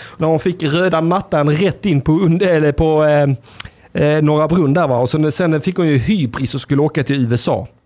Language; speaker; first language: Swedish; native; Swedish